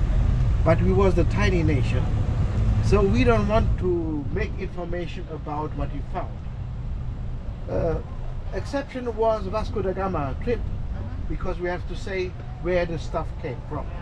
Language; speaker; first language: English; non-native, fluent; Portuguese